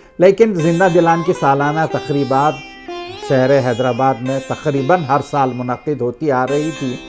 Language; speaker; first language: Urdu; native; Urdu